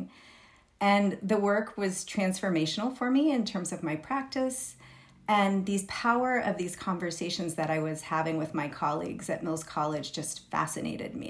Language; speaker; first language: English; native; English